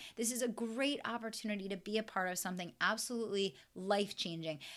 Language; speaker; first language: English; native; English